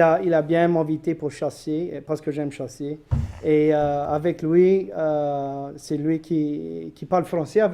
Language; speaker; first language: French; non-native, local second language; English